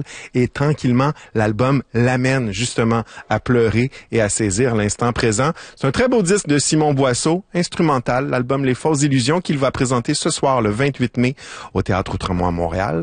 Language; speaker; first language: French; native; French